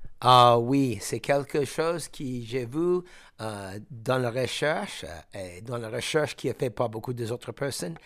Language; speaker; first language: French; non-native, fluent; English